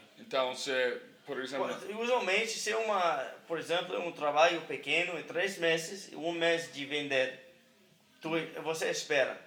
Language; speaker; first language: Portuguese; non-native, learner; English